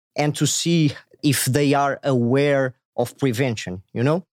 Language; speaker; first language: English; non-native, fluent; Portuguese